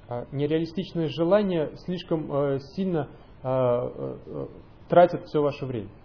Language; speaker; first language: Russian; native; Russian